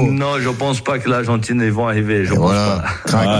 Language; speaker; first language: French; non-native, fluent; Portuguese